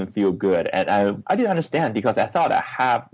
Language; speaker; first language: English; non-native, fluent; Chinese